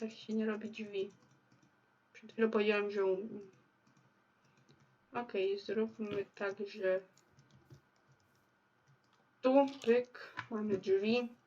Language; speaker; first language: Polish; native; Polish